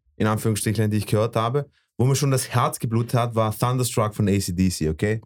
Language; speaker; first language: German; early bilingual, other home language; Bosnian